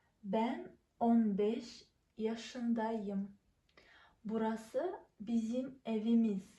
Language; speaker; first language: Turkish; non-native, fluent; Kazakh